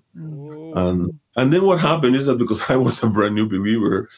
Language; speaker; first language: English; early bilingual, other home language; Spanish